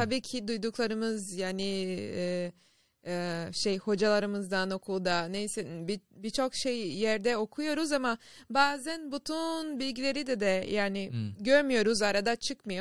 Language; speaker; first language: Turkish; non-native, learner; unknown